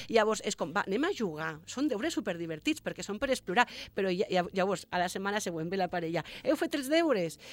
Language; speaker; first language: Catalan; non-native, local second language; Spanish